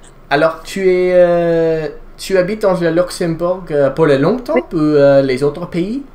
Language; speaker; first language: French; non-native, learner; English